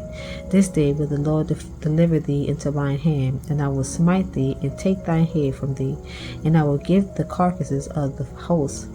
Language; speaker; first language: English; native; English